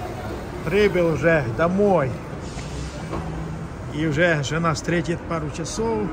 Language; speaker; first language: Russian; non-native, local second language; Ukrainian